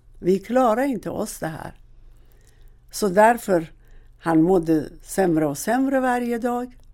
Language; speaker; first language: Swedish; non-native, fluent; Persian